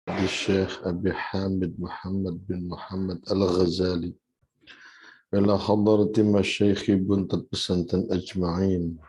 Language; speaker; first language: Arabic; non-native, fluent; Javanese